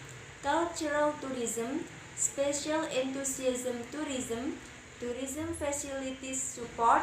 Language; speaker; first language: English; non-native, learner; Indonesian